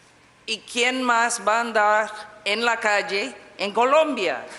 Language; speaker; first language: Spanish; non-native, fluent; English